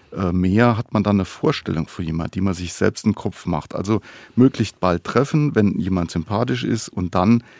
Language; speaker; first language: German; native; German